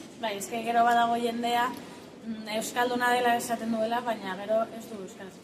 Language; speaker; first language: Basque; native; Basque